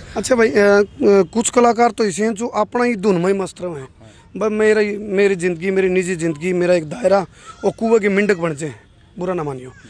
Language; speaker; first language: Hindi; native; Hindi